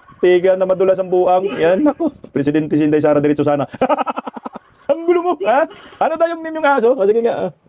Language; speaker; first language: Filipino; non-native, local second language; Cebuano